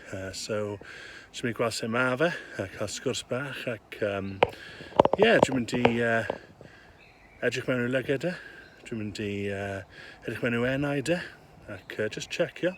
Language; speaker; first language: Welsh; native; Welsh